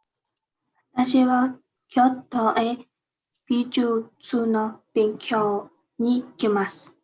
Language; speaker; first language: Japanese; non-native, learner; Mongolian